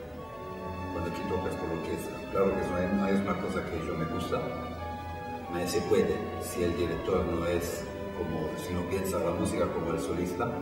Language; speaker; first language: Spanish; non-native, fluent; Italian